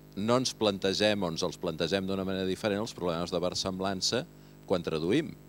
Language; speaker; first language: Catalan; non-native, local second language; Spanish